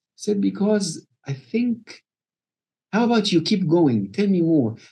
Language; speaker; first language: English; non-native, fluent; Arabic